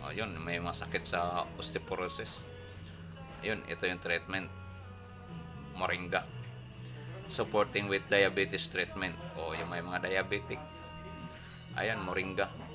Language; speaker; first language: Filipino; non-native, local second language; Cebuano